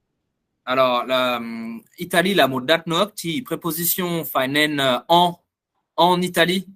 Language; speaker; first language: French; non-native, fluent; Vietnamese